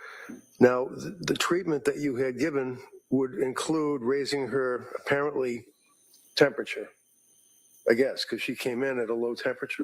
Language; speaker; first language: English; native; English